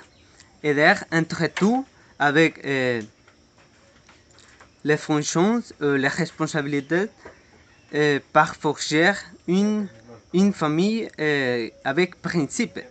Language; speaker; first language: French; non-native, learner; Spanish